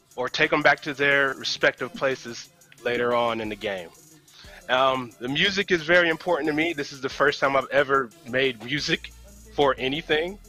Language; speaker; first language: English; native; English